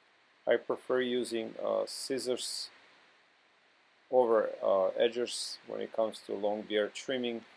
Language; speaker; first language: English; non-native, fluent; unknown